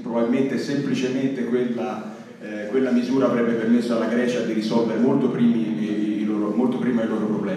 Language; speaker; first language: Italian; native; Italian